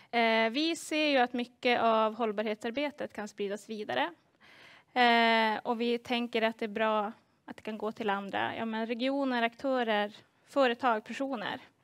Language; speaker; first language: Swedish; native; Swedish